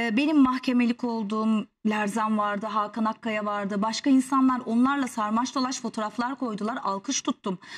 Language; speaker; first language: Turkish; native; Turkish